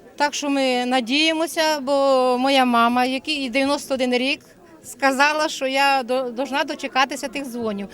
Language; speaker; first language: Ukrainian; native; Ukrainian